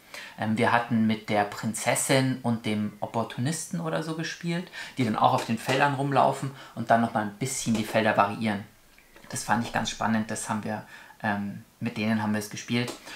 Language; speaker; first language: German; native; German